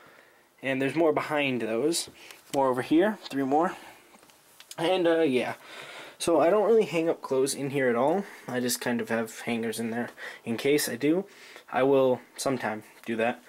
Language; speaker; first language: English; native; English